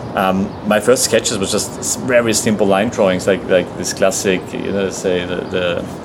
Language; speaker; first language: English; non-native, fluent; German